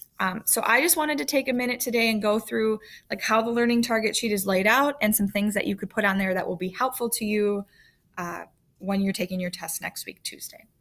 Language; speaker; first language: English; native; English